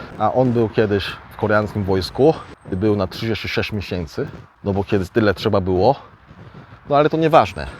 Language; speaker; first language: Polish; early bilingual, other home language; Korean